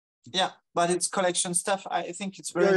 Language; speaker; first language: English; non-native, fluent; French